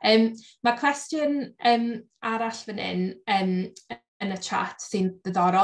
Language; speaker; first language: Welsh; native; Welsh